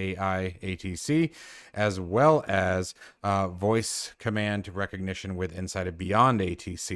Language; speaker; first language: English; native; English